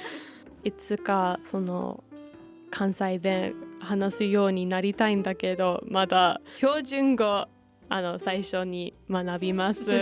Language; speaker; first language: Japanese; non-native, fluent; English